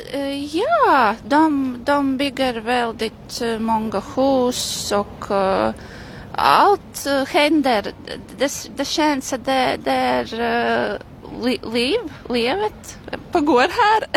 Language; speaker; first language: Swedish; non-native, learner; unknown